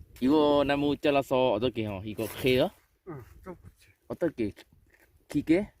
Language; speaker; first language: Korean; non-native, learner; Thai